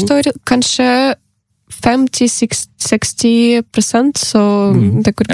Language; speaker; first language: Norwegian; non-native, learner; Ukrainian